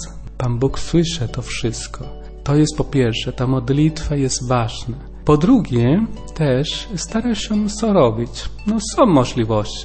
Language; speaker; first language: Polish; non-native, learner; Spanish